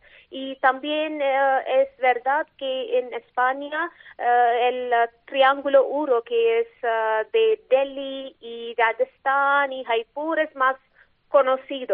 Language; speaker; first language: Spanish; non-native, learner; Malayalam